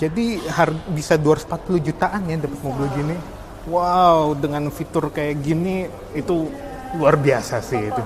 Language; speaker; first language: Indonesian; native; Indonesian